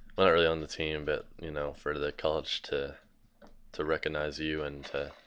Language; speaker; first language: English; native; English